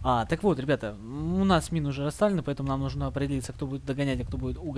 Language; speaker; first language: Russian; native; Russian